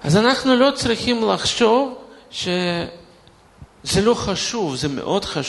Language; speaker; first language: Hebrew; non-native, fluent; Russian